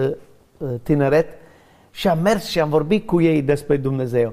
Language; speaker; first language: Romanian; non-native, learner; English